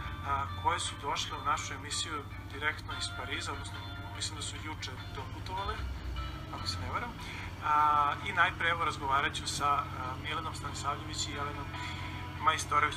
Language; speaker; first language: Serbian; native; Serbian